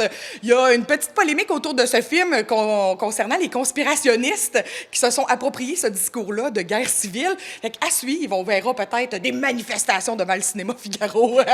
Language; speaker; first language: French; native; French